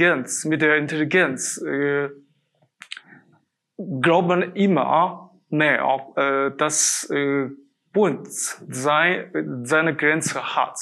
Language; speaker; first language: German; non-native, fluent; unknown